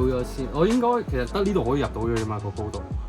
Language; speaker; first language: Chinese; native; Chinese